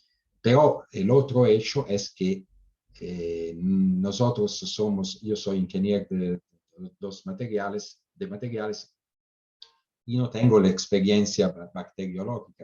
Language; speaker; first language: Spanish; non-native, fluent; Italian